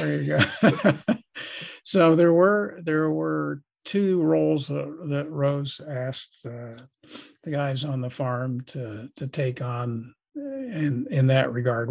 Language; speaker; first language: English; native; English